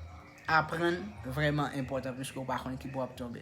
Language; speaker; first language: French; non-native, local second language; Haitian Creole